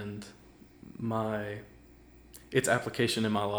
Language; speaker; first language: English; native; English